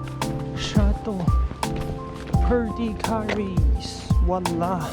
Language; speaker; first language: French; non-native, fluent; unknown